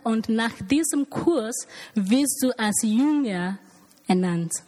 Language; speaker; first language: German; non-native, learner; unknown